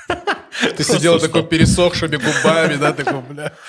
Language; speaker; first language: Russian; non-native, local second language; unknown